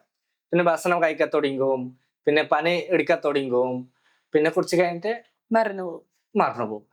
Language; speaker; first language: Malayalam; non-native, fluent; Bangla